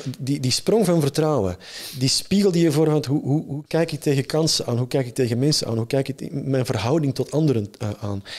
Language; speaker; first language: Dutch; native; Dutch